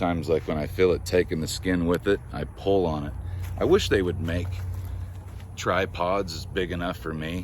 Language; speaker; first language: English; native; English